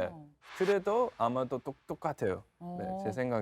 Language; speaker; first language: Korean; non-native, fluent; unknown